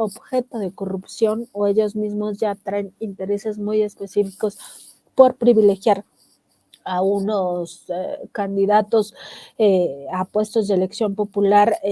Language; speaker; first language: Spanish; native; Spanish